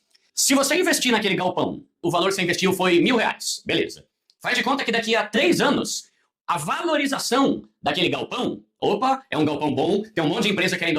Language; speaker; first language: Portuguese; native; Portuguese